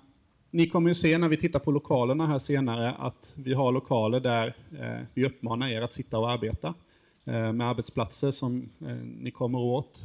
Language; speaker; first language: Swedish; native; Swedish